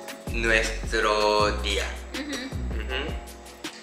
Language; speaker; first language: Spanish; non-native, learner; Japanese